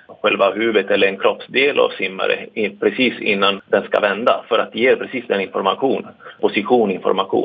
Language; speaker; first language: Swedish; non-native, fluent; Italian